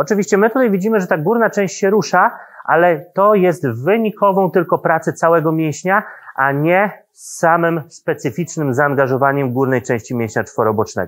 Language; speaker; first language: Polish; native; Polish